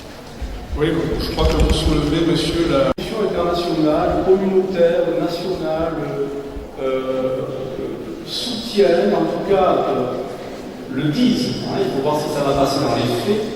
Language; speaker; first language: French; native; French